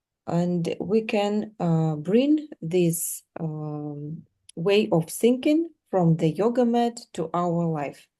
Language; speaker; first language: English; non-native, fluent; Russian